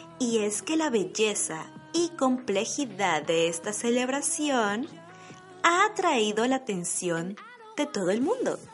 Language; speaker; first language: Spanish; native; Spanish